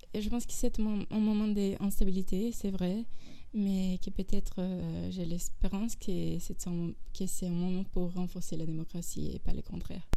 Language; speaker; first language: French; non-native, fluent; Portuguese